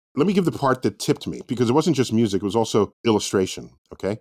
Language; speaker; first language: English; native; English